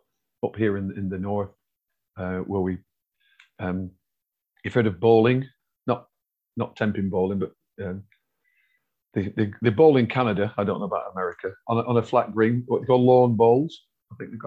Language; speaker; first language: English; native; English